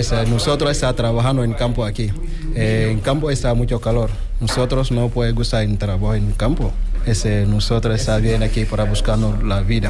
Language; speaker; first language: Spanish; non-native, learner; Wolof